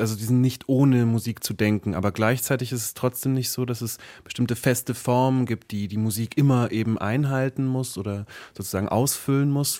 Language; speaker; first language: German; native; German